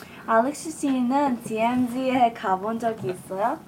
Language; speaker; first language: Korean; early bilingual, heritage; English